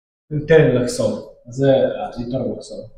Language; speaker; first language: Hebrew; non-native, fluent; Russian